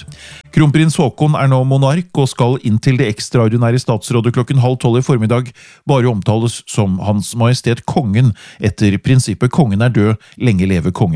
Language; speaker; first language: Norwegian; native; Norwegian